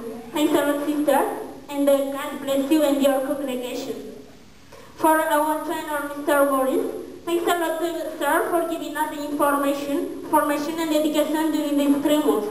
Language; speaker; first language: English; non-native, learner; Malagasy